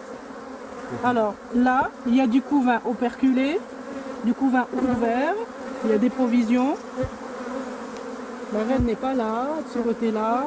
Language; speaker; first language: French; non-native, local second language; Arabic